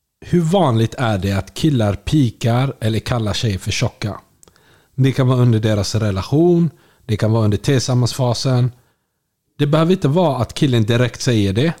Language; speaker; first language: Swedish; early bilingual, other home language; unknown